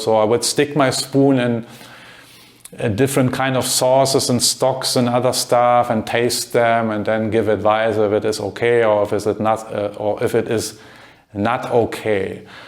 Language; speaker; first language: English; non-native, fluent; German